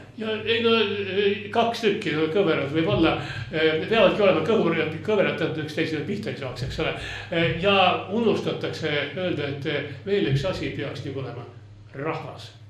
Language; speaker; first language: Estonian; non-native, local second language; Russian